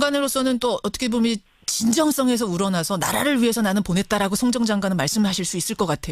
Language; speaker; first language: Korean; native; Korean